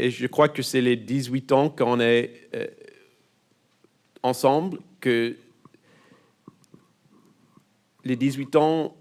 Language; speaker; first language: French; non-native, learner; English